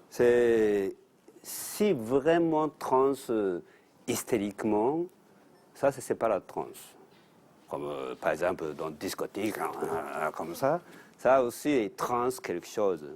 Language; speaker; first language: French; non-native, learner; Japanese